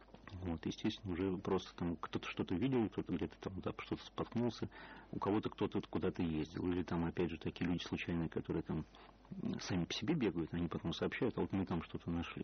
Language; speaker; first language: Russian; native; Russian